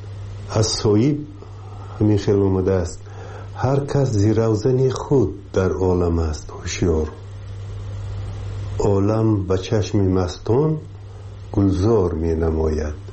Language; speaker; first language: Persian; native; Persian